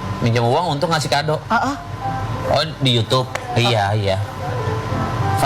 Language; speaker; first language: Indonesian; native; Indonesian